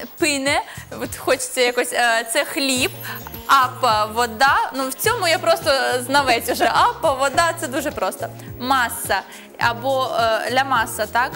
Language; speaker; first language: Ukrainian; native; Ukrainian